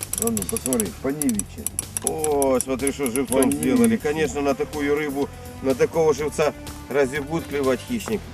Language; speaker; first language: Russian; native; Russian